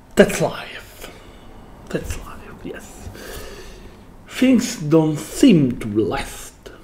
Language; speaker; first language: English; non-native, learner; Italian